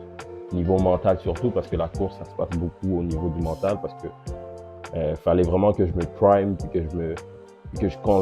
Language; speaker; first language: French; native; French